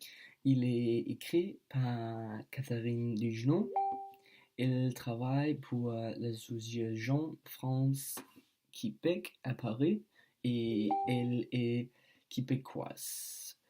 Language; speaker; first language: French; non-native, learner; Danish